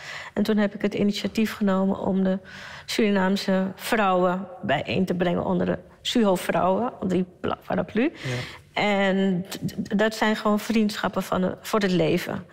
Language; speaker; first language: Dutch; early bilingual, other home language; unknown